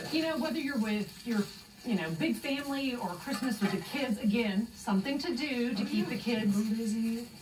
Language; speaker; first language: English; native; English